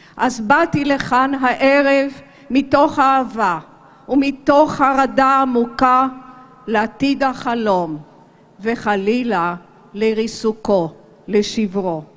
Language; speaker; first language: Hebrew; early bilingual, other home language; Romanian